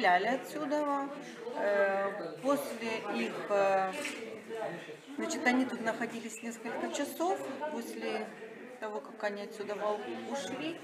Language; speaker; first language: Russian; native; Russian